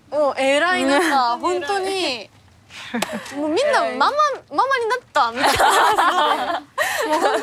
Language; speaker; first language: Japanese; non-native, fluent; Korean